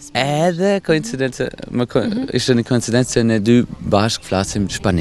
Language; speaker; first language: Albanian; non-native, fluent; German